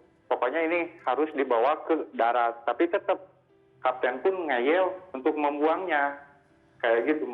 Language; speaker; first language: Indonesian; native; Indonesian